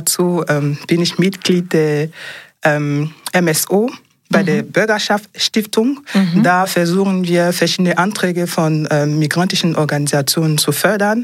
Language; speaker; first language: German; non-native, fluent; French